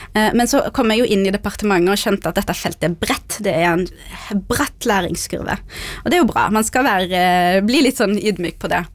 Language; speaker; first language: Norwegian; early bilingual, other home language; Arabic